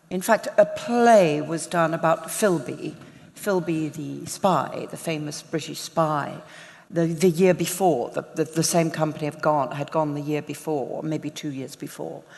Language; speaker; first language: English; native; English